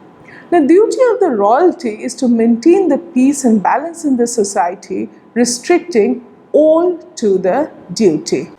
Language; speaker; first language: English; non-native, local second language; Bangla